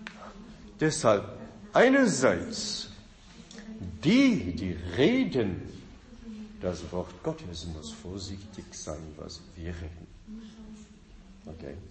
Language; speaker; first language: German; non-native, fluent; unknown